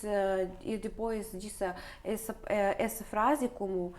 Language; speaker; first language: Portuguese; non-native, fluent; Russian